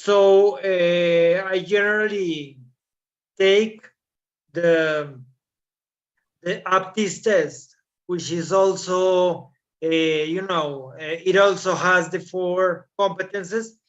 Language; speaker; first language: English; non-native, fluent; Spanish